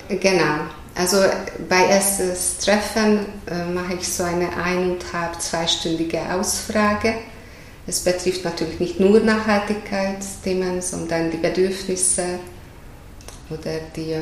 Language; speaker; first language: German; non-native, fluent; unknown